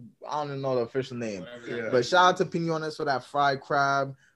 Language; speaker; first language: English; native; English